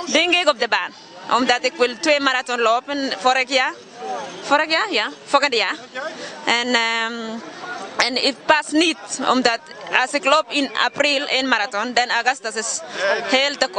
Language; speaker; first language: Dutch; non-native, learner; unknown